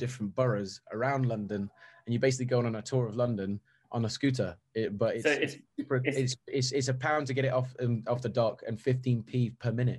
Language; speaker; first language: English; native; English